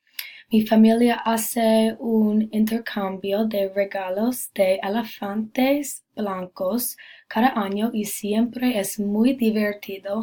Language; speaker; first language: Spanish; non-native, learner; English